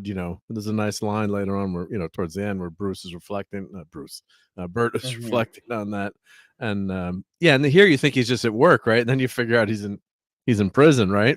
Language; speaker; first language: English; native; English